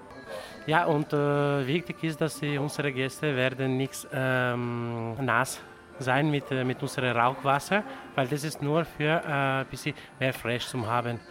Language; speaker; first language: German; non-native, learner; Italian